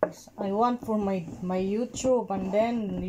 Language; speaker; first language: English; non-native, learner; Cebuano